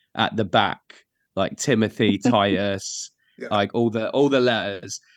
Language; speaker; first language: English; native; English